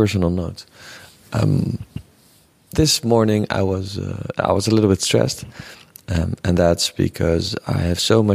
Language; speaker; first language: English; non-native, fluent; Dutch